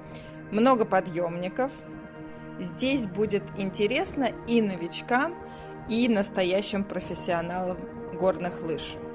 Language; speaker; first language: Russian; native; Russian